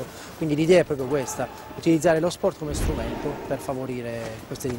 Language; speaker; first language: Italian; native; Italian